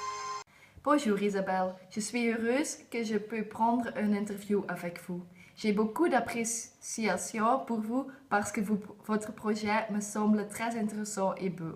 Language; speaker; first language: French; non-native, learner; Dutch